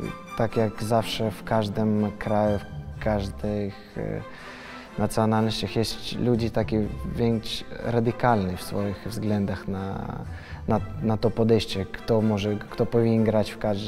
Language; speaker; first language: Polish; non-native, learner; Russian